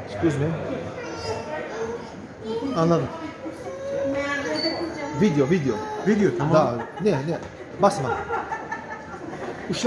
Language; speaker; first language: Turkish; non-native, learner; Tajik